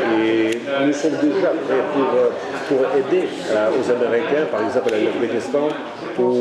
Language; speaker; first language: French; non-native, fluent; Russian